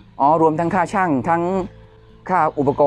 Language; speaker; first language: Thai; native; Thai